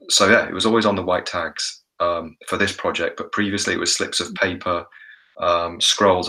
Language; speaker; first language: English; native; English